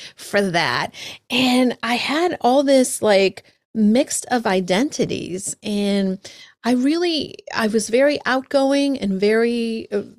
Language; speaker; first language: English; early bilingual, other home language; Spanish